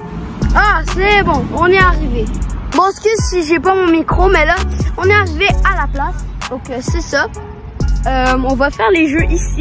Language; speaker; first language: French; native; French